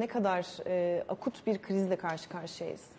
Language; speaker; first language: Turkish; native; Turkish